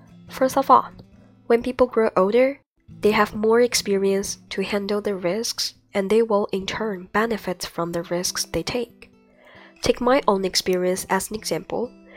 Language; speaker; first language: English; non-native, fluent; Chinese